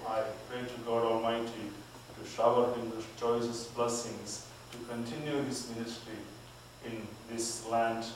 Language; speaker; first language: English; non-native, local second language; Malayalam